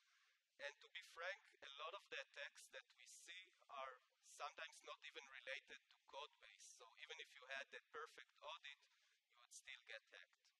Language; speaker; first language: English; non-native, fluent; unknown